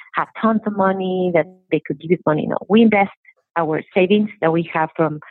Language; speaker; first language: English; non-native, fluent; Spanish